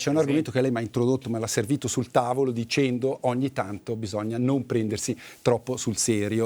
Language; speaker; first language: Italian; native; Italian